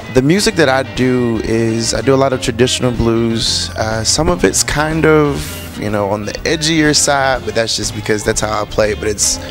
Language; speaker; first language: English; native; English